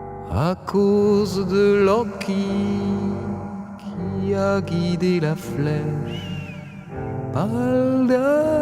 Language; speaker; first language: French; native; French